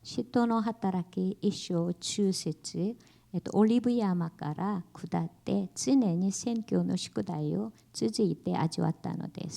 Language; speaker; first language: Japanese; non-native, learner; Korean